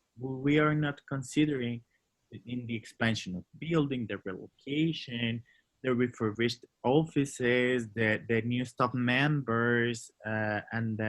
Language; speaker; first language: English; non-native, learner; Spanish